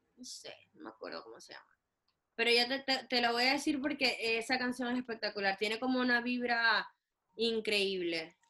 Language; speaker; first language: Spanish; native; Spanish